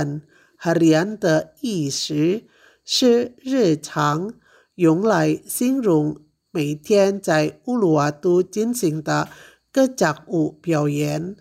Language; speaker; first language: Chinese; non-native, fluent; Indonesian